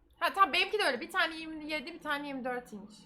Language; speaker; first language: Turkish; native; Turkish